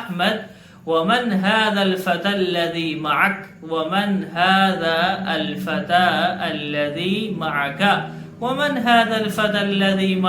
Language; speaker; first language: Arabic; non-native, fluent; Urdu